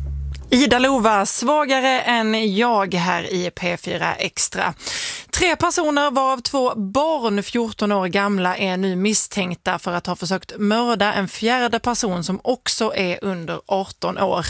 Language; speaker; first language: Swedish; native; Swedish